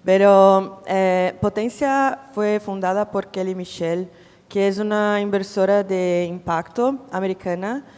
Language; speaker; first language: Spanish; non-native, fluent; Portuguese